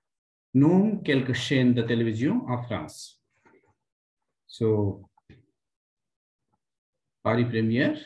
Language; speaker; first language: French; non-native, fluent; Hindi